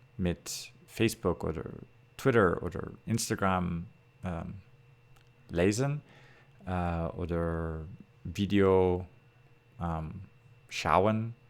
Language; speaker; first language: German; non-native, learner; English